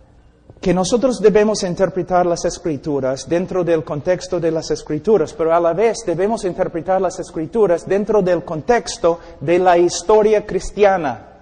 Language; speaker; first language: Spanish; non-native, fluent; English